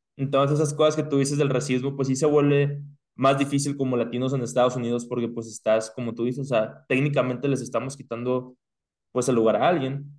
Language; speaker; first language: Spanish; native; Spanish